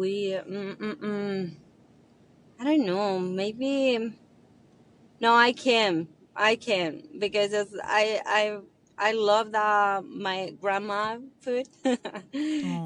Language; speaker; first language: English; non-native, learner; Spanish